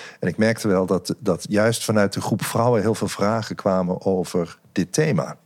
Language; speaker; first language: Dutch; native; Dutch